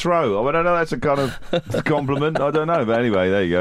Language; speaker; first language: English; native; English